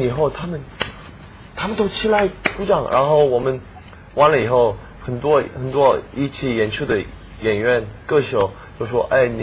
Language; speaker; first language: Chinese; non-native, learner; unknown